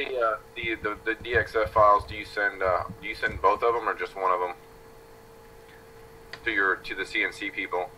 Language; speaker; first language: English; native; English